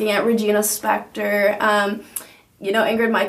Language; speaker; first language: English; native; English